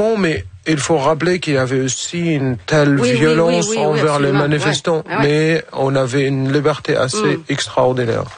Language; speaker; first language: French; non-native, fluent; Arabic